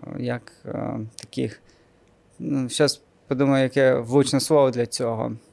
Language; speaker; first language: Ukrainian; non-native, local second language; Russian